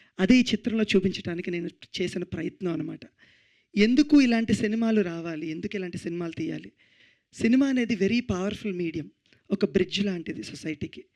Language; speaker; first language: Telugu; native; Telugu